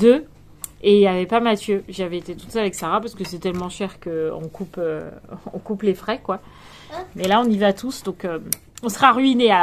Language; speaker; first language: French; native; French